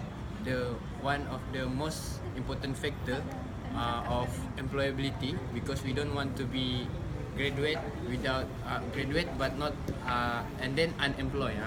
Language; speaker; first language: English; non-native, local second language; Malay